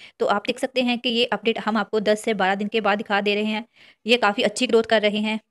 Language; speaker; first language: Hindi; non-native, local second language; Punjabi